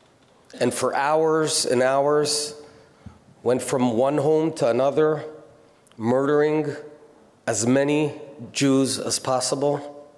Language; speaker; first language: English; non-native, local second language; Hebrew